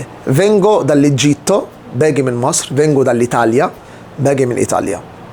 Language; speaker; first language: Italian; non-native, fluent; Arabic